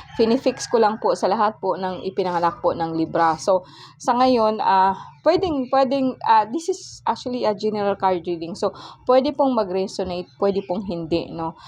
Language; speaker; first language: Filipino; non-native, local second language; Cebuano